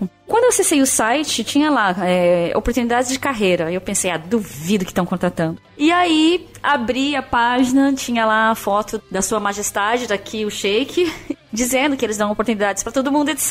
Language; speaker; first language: Portuguese; native; Portuguese